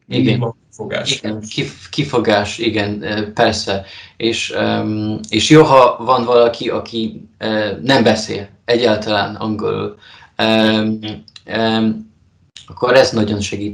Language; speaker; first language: Hungarian; non-native, learner; Polish